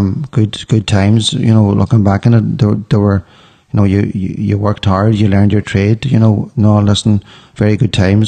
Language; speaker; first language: English; native; English